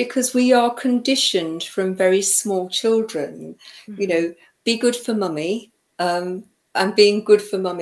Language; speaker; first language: English; native; English